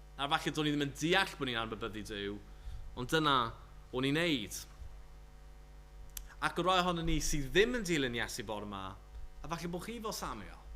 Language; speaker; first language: Welsh; native; Welsh